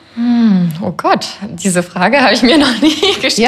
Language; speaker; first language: German; non-native, fluent; French